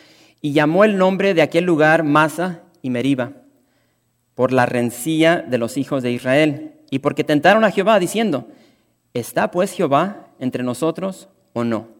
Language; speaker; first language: Spanish; native; Spanish